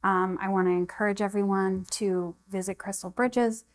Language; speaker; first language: English; native; English